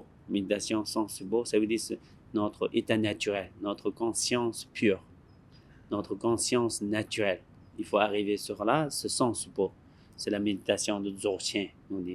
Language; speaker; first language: French; non-native, learner; Tibetan